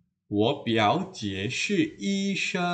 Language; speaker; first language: Chinese; non-native, fluent; Indonesian